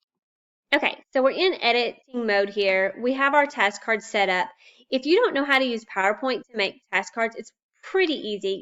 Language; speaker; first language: English; native; English